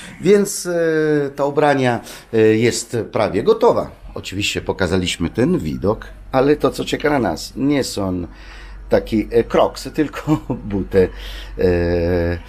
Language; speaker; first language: Polish; non-native, learner; Italian